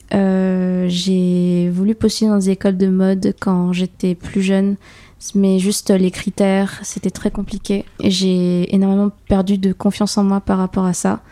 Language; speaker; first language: French; native; French